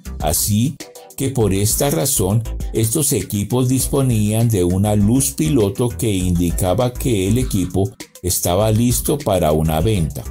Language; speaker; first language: Spanish; native; Spanish